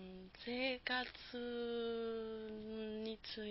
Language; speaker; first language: Japanese; non-native, learner; Spanish